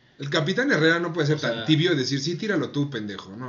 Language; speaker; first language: Spanish; native; Spanish